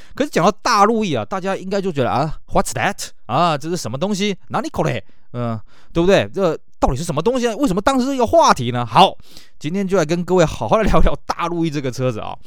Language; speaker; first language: Chinese; native; Chinese